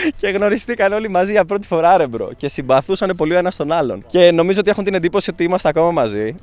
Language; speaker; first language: Greek; early bilingual, other home language; Albanian